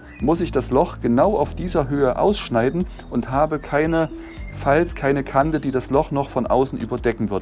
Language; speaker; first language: German; native; German